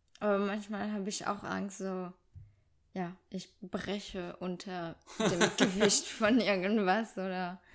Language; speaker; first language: German; non-native, fluent; French